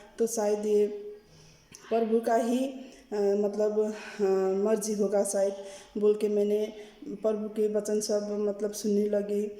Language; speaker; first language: Hindi; non-native, learner; Nepali